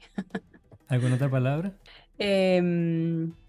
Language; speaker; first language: Spanish; early bilingual, heritage; Spanish